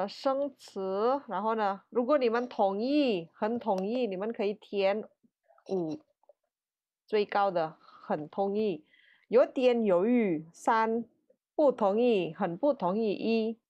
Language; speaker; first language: Chinese; non-native, fluent; Indonesian